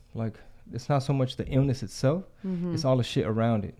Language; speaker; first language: English; early bilingual, other home language; Spanish